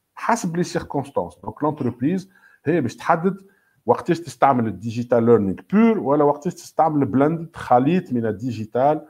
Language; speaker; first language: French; non-native, local second language; Arabic